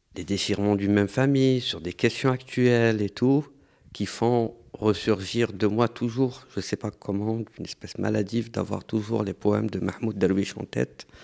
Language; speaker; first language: French; non-native, local second language; Arabic